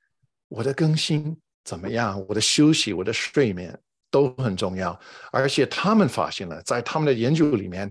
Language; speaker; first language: Chinese; non-native, fluent; English